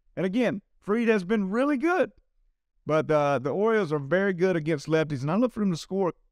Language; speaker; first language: English; native; English